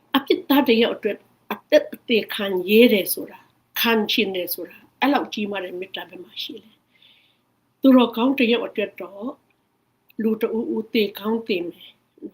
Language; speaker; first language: Burmese; non-native, local second language; Hakha Chin